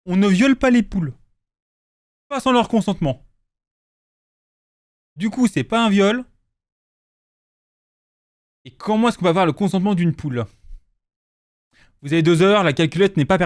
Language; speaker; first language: French; native; French